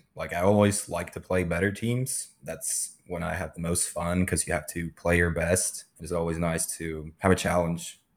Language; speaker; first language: English; non-native, fluent; Swedish